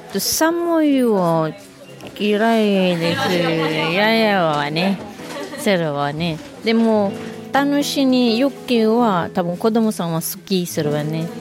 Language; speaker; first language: Japanese; non-native, learner; Filipino